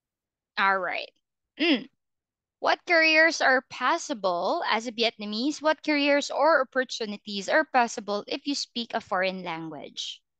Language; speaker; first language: English; non-native, fluent; Filipino